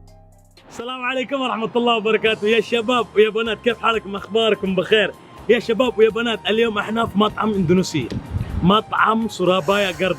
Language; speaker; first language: Arabic; native; Arabic